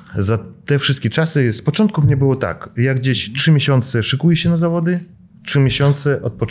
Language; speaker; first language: Polish; non-native, fluent; Russian